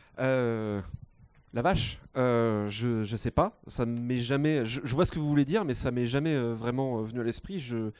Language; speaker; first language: French; non-native, fluent; English